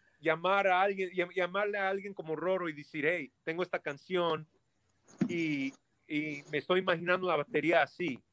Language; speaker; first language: Spanish; early bilingual, heritage; Spanish